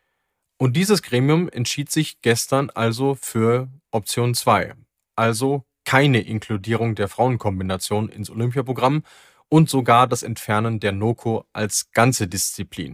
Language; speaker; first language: German; native; German